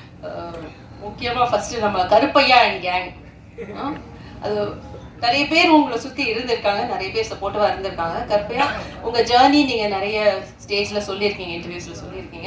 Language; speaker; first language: Tamil; native; Tamil